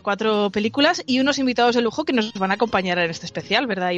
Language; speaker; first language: Spanish; native; Spanish